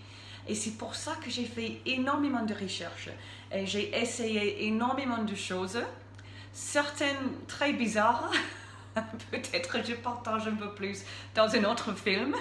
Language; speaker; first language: French; non-native, fluent; English